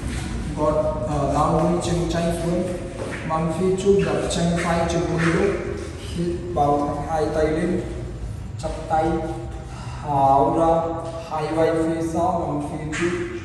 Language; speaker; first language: Vietnamese; non-native, learner; Hindi